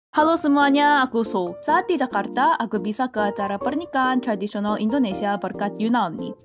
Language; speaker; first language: Indonesian; non-native, fluent; Korean